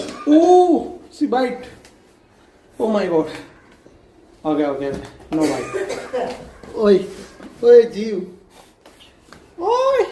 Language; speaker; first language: English; non-native, learner; Hindi